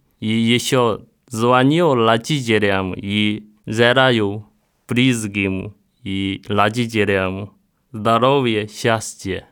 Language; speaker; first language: Russian; non-native, learner; Chinese